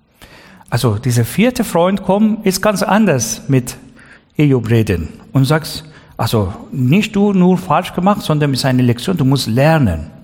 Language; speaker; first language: German; non-native, learner; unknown